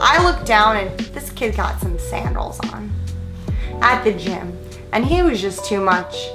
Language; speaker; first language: English; native; English